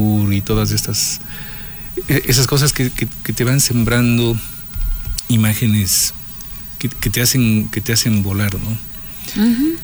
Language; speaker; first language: Spanish; native; Spanish